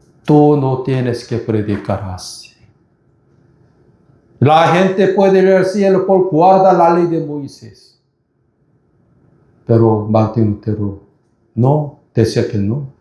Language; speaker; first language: Spanish; non-native, fluent; Korean